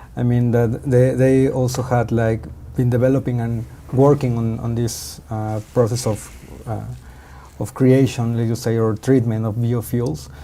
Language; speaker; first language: English; non-native, fluent; Spanish